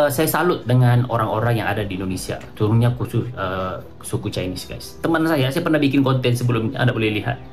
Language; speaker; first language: Malay; native; Malay